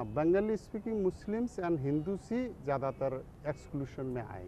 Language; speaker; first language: Urdu; non-native, local second language; Bangla